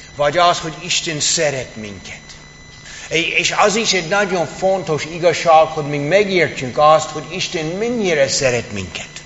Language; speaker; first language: Hungarian; non-native, fluent; English